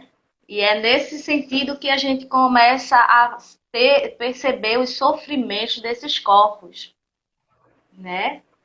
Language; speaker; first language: Portuguese; native; Portuguese